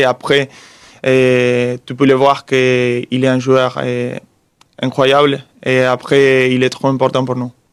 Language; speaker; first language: French; non-native, fluent; Spanish